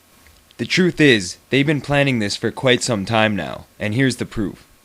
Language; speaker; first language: English; native; English